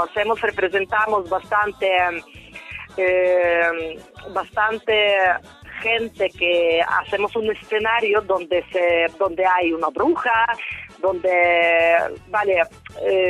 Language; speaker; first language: Spanish; non-native, fluent; Ukrainian